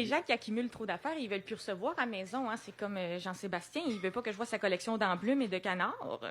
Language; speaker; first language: French; native; French